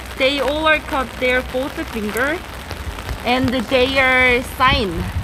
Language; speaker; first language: English; non-native, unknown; Korean